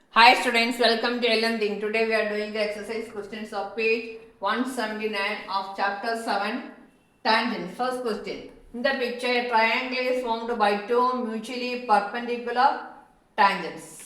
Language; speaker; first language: English; non-native, local second language; Malayalam